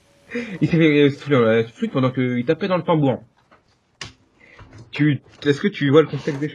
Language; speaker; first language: French; native; French